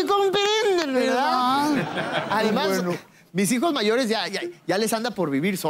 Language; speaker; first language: Spanish; native; Spanish